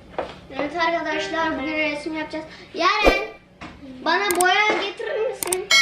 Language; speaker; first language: Turkish; native; Turkish